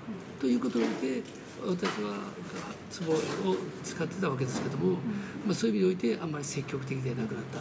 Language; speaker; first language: Japanese; early bilingual, other home language; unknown